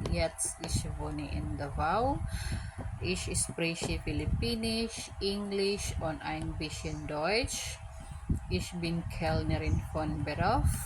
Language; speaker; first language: German; non-native, learner; Filipino